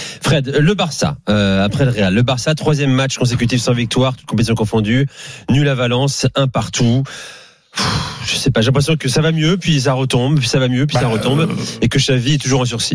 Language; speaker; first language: French; native; French